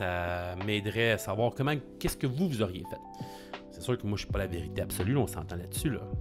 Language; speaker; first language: French; native; French